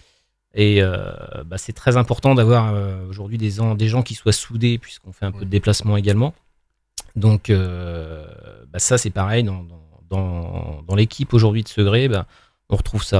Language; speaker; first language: French; native; French